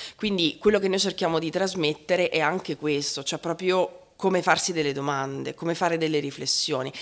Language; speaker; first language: Italian; native; Italian